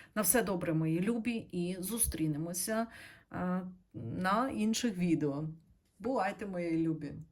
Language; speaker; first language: Ukrainian; non-native, local second language; Russian